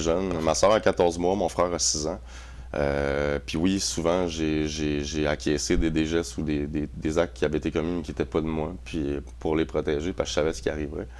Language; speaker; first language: French; native; French